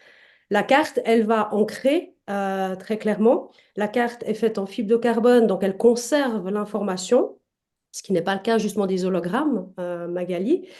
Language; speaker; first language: French; native; French